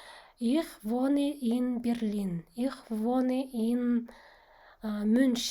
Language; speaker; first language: German; non-native, fluent; Kazakh